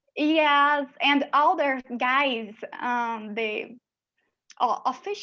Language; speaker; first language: English; non-native, learner; Portuguese